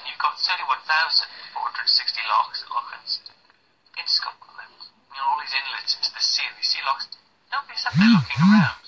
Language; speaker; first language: English; native; English